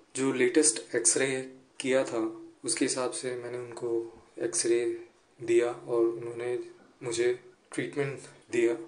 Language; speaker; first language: Hindi; non-native, local second language; Gujarati